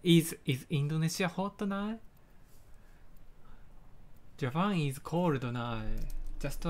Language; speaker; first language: English; non-native, learner; Japanese